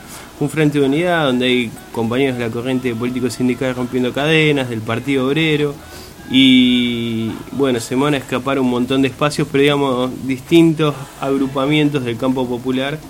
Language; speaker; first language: Spanish; native; Spanish